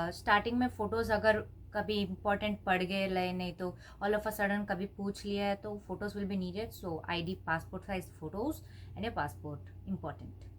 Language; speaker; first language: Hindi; non-native, local second language; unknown